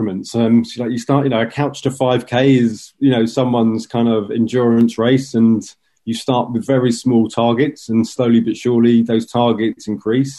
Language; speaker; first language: English; native; English